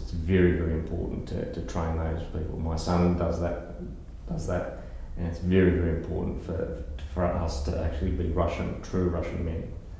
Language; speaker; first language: English; early bilingual, other home language; Russian